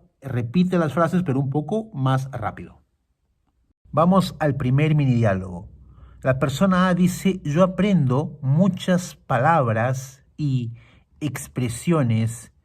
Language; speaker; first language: Spanish; non-native, fluent; Portuguese